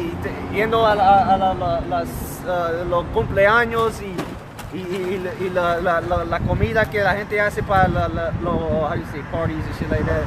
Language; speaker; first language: Spanish; early bilingual, heritage; Spanish